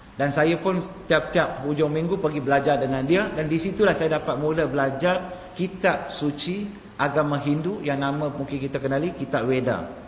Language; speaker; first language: Malay; non-native, local second language; Tamil